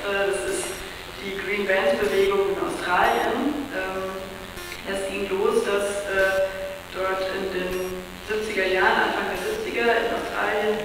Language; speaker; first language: German; native; German